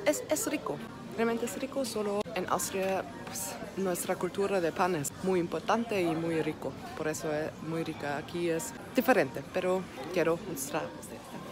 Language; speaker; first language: Spanish; non-native, learner; German